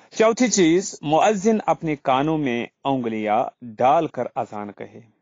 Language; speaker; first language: Urdu; non-native, local second language; Kashmiri